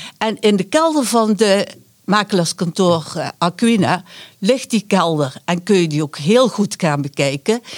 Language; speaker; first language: Dutch; native; Dutch